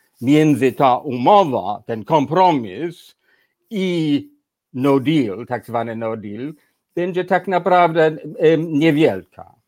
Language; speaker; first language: Polish; non-native, fluent; English